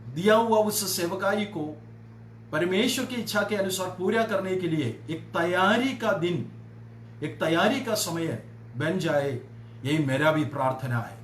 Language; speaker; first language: Hindi; non-native, local second language; Malayalam